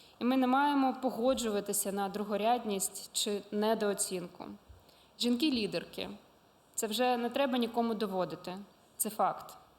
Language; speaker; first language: Ukrainian; non-native, local second language; Russian